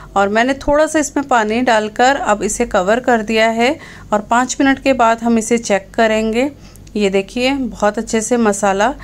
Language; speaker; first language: Hindi; non-native, local second language; Punjabi